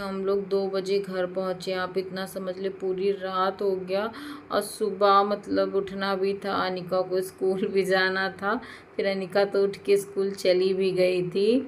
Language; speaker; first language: Hindi; native; Hindi